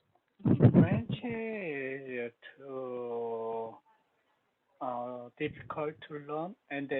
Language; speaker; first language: English; non-native, learner; Korean